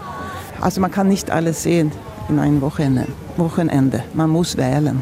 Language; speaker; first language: German; non-native, fluent; Swedish